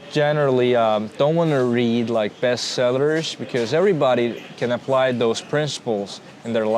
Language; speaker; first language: English; non-native, fluent; Azerbaijani